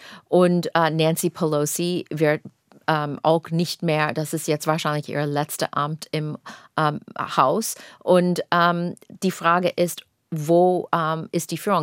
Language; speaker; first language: German; non-native, fluent; English